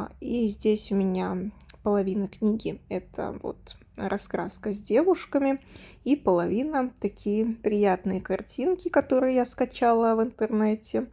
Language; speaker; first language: Russian; native; Russian